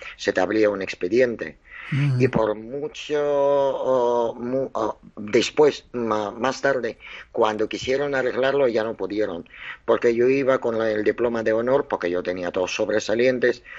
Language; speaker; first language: Spanish; non-native, fluent; Russian